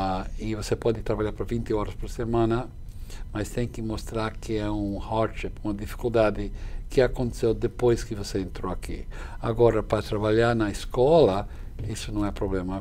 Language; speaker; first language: Portuguese; non-native, fluent; English